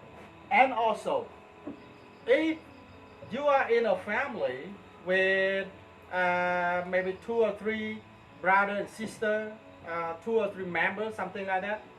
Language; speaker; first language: English; non-native, fluent; Khmer